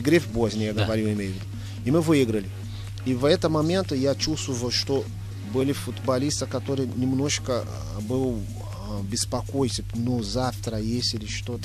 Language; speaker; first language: Russian; non-native, fluent; Portuguese